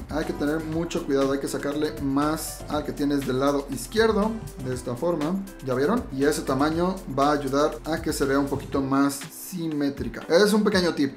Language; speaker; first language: Spanish; native; Spanish